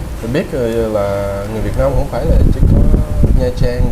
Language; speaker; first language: Vietnamese; early bilingual, heritage; Vietnamese